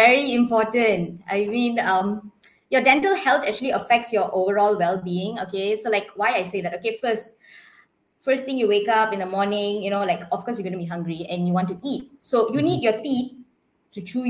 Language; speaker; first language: English; non-native, local second language; Tamil